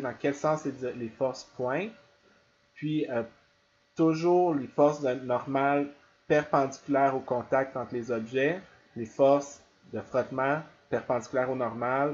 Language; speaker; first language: French; native; French